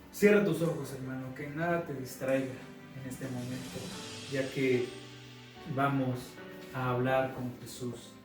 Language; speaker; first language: Spanish; native; Spanish